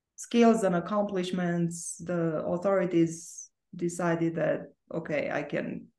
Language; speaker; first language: English; non-native, fluent; Romanian